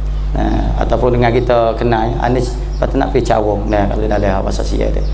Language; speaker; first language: Malay; native; Malay